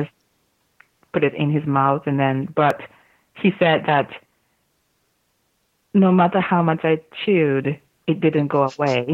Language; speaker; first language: English; non-native, fluent; Japanese